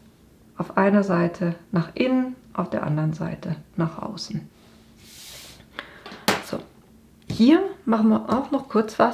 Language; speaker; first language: German; native; German